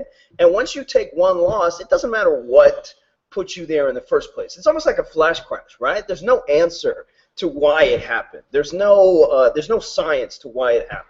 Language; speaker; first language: English; native; English